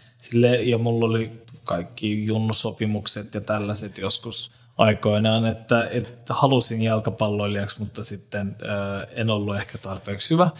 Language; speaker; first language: Finnish; non-native, fluent; Turkish